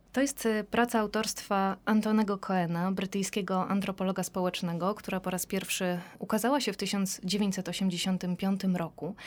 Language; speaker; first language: Polish; native; Polish